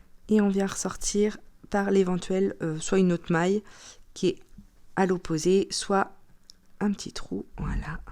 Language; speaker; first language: French; native; French